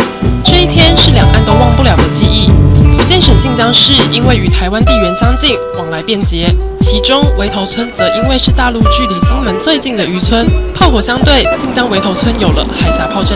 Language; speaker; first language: Chinese; native; Chinese